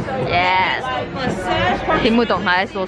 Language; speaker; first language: Chinese; native; Chinese